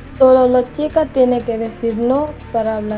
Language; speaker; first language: Spanish; non-native, learner; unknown